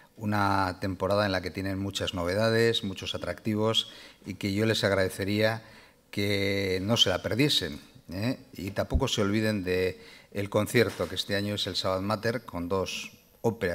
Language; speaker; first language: Spanish; native; Spanish